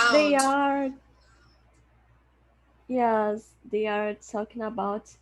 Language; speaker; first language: English; non-native, learner; Portuguese